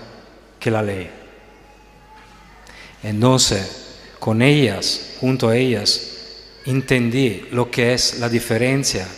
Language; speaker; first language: Spanish; non-native, fluent; Italian